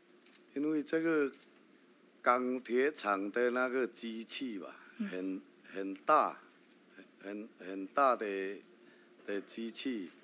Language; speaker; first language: Chinese; early bilingual, heritage; Chinese